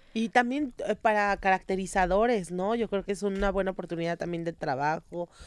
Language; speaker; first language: Spanish; native; Spanish